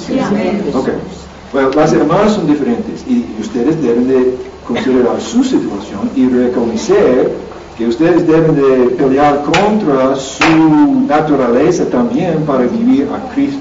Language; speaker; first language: Spanish; non-native, learner; English